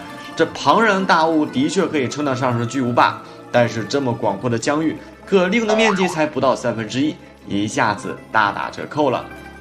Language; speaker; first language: Chinese; native; Chinese